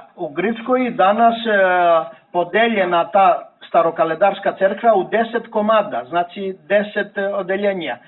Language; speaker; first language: Serbian; non-native, fluent; Greek